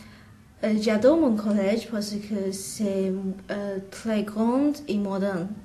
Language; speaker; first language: French; non-native, learner; English